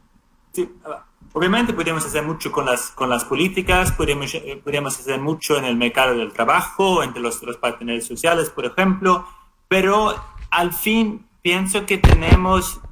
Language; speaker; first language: Spanish; non-native, fluent; Swedish